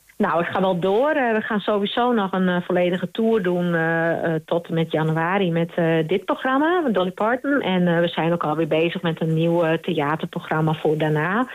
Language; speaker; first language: Dutch; non-native, local second language; Western Frisian